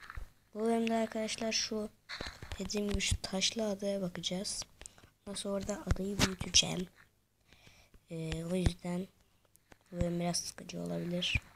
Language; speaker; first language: Turkish; native; Turkish